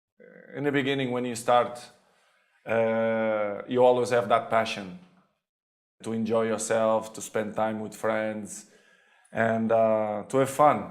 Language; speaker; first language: English; non-native, fluent; Portuguese